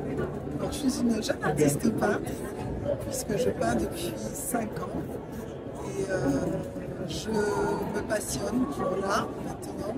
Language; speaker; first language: French; native; French